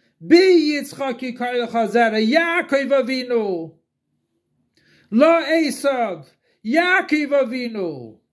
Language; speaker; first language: Hebrew; non-native, fluent; English